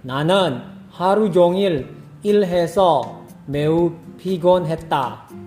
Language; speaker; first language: Korean; non-native, fluent; Indonesian